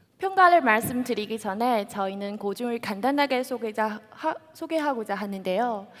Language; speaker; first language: Korean; non-native, fluent; Chinese